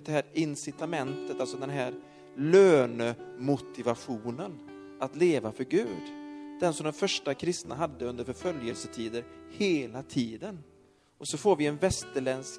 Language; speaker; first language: Swedish; native; Swedish